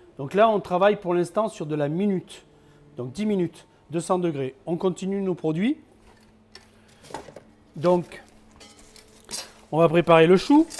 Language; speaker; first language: French; native; French